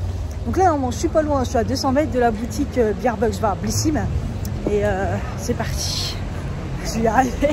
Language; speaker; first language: French; native; French